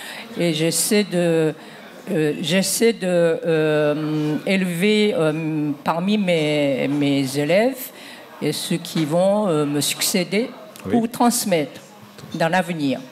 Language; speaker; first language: French; non-native, fluent; Japanese